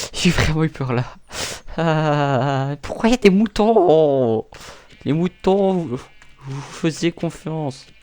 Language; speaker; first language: French; native; French